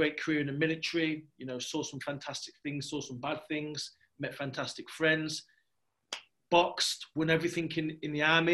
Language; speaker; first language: English; native; English